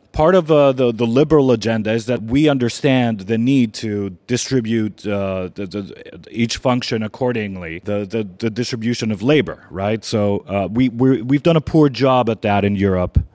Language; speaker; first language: English; non-native, fluent; Greek